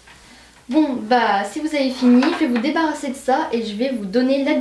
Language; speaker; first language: French; native; French